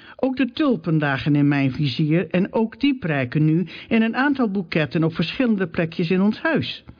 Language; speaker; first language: Dutch; native; Dutch